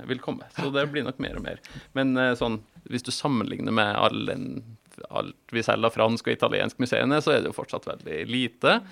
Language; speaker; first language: Norwegian; native; Norwegian